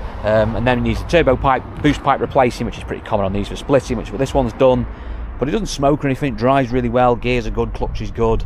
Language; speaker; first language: English; native; English